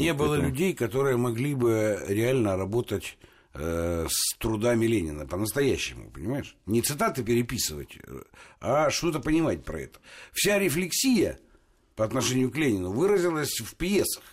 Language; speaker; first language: Russian; native; Russian